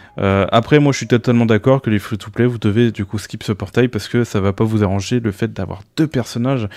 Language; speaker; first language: French; native; French